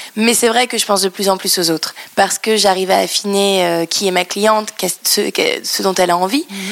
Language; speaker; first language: French; native; French